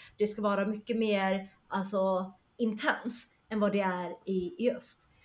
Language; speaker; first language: Swedish; early bilingual, other home language; Chinese